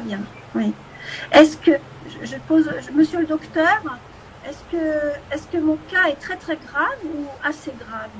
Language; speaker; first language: French; native; French